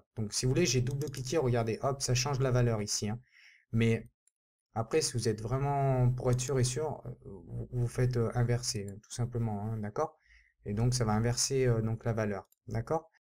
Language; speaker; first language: French; native; French